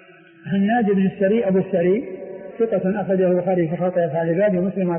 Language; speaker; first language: Arabic; native; Arabic